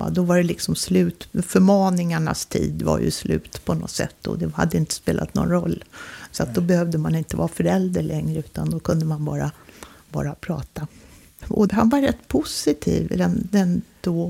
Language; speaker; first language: Swedish; native; Swedish